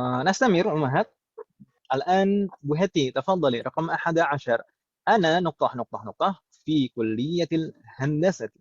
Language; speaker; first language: Arabic; non-native, fluent; Indonesian